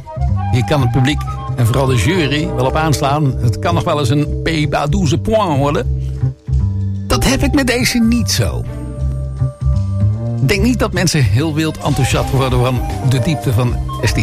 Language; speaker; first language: Dutch; native; Dutch